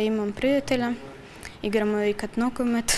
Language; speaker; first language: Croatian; non-native, learner; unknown